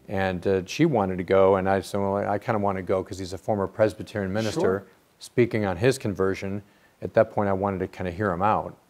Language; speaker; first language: English; native; English